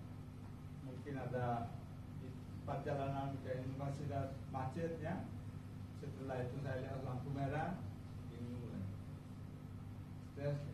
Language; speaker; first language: Indonesian; non-native, fluent; Bangla